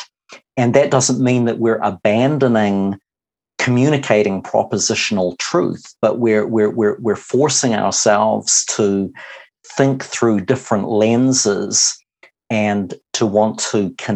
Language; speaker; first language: English; native; English